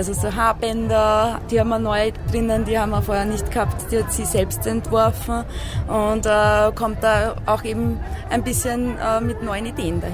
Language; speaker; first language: German; native; German